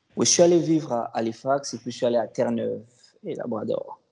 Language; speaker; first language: French; non-native, local second language; Lingala